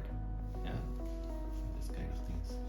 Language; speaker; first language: English; non-native, learner; Spanish